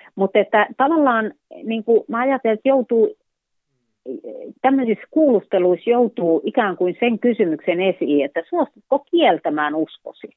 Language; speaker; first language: Finnish; native; Finnish